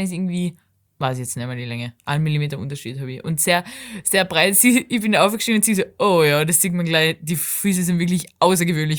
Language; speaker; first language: German; native; German